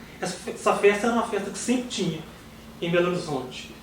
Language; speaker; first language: Portuguese; native; Portuguese